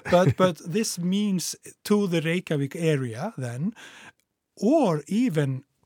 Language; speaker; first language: English; non-native, fluent; Icelandic